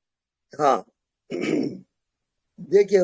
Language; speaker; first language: Hindi; native; Hindi